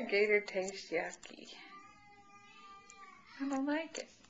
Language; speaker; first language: English; native; English